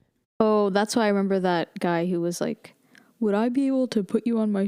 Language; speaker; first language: English; native; English